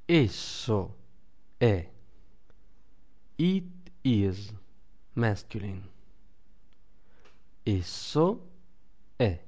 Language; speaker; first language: Italian; non-native, fluent; English